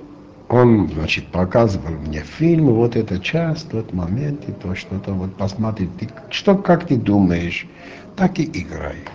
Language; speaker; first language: Russian; non-native, local second language; Armenian